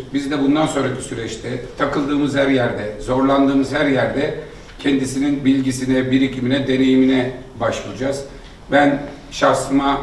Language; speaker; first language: Turkish; native; Turkish